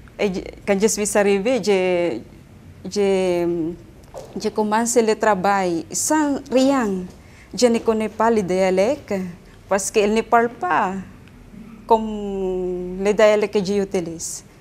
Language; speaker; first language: French; non-native, learner; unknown